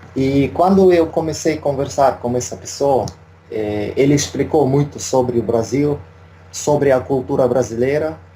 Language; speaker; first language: Portuguese; non-native, learner; Russian